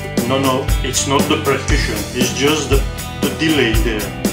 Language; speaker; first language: English; non-native, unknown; French